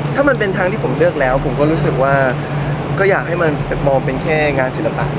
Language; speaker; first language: Thai; native; Thai